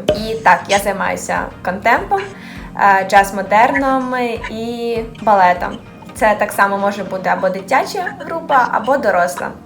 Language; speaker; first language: Ukrainian; native; Ukrainian